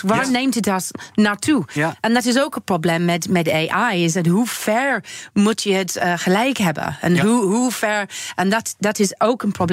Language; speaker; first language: Dutch; non-native, learner; English